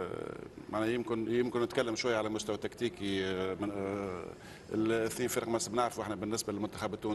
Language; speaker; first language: Arabic; native; Arabic